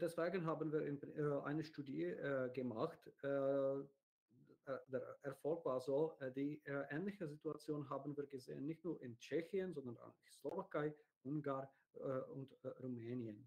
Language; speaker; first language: German; non-native, learner; Czech